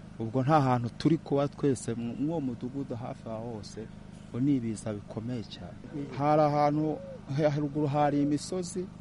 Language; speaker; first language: Kinyarwanda; native; Kinyarwanda